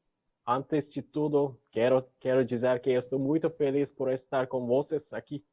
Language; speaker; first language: Portuguese; non-native, learner; Turkish